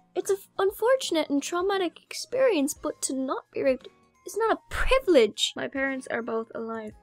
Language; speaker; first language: English; native; English